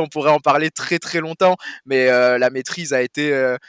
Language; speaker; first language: French; native; French